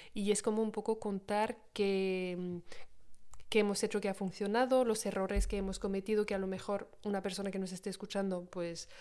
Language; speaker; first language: Spanish; non-native, fluent; French